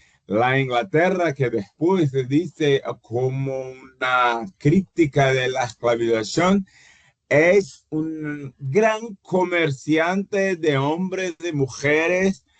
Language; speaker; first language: Spanish; non-native, fluent; Portuguese